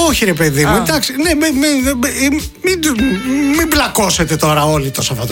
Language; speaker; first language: Greek; native; Greek